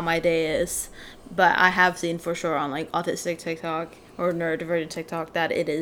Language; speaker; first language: English; non-native, fluent; Swedish